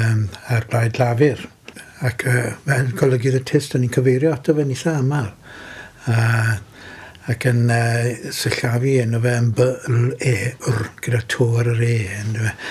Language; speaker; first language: Welsh; native; Welsh